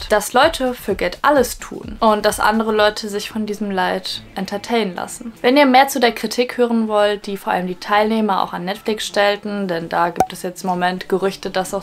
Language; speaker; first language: German; native; German